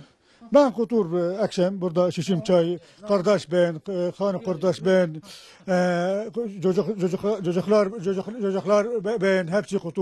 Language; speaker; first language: Turkish; non-native, learner; Arabic